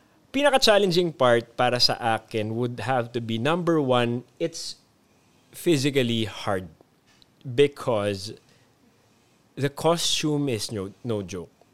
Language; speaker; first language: English; non-native, local second language; Filipino